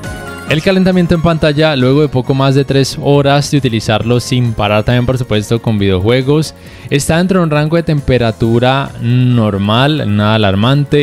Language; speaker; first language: Spanish; native; Spanish